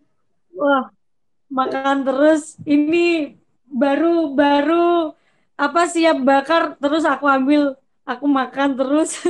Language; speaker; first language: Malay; non-native, local second language; Javanese